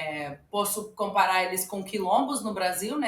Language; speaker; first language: Portuguese; non-native, fluent; Ukrainian